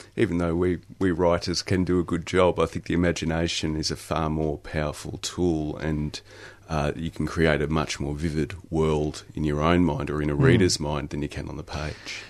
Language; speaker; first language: English; native; English